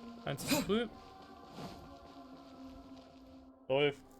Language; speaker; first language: German; native; German